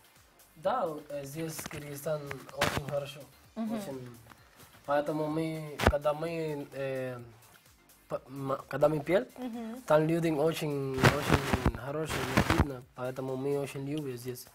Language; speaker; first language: Russian; non-native, learner; Spanish